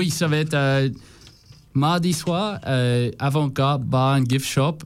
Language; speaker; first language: French; non-native, learner; English